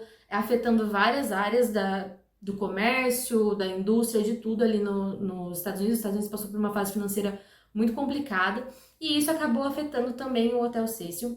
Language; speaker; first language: Portuguese; native; Portuguese